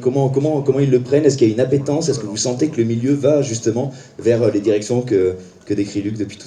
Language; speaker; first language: French; native; French